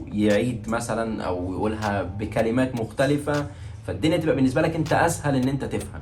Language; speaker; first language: Arabic; native; Arabic